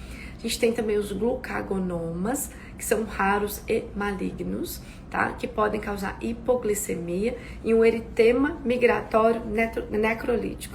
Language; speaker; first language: Portuguese; native; Portuguese